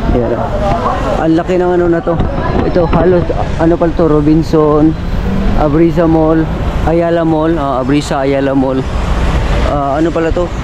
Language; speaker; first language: Filipino; non-native, local second language; Cebuano